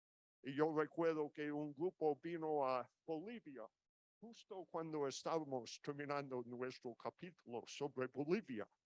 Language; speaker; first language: Spanish; non-native, fluent; English